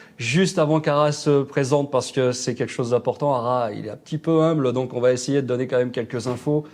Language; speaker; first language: French; native; French